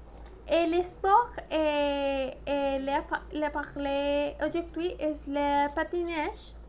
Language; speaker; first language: French; non-native, learner; Spanish